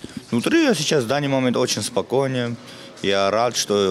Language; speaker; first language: Russian; non-native, fluent; Armenian